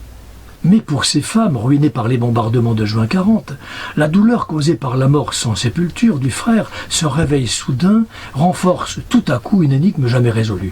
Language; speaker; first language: French; native; French